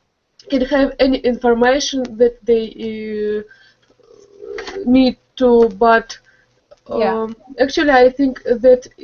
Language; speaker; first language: English; non-native, learner; Russian